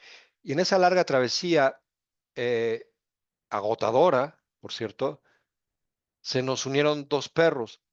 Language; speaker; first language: Spanish; native; Spanish